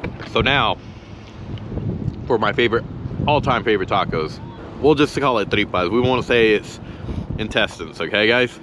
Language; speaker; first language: English; early bilingual, other home language; Spanish